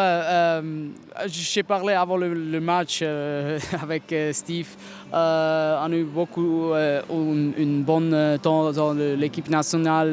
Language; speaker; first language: French; non-native, local second language; German